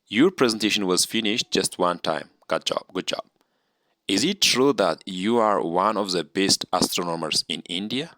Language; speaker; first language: English; non-native, local second language; Amharic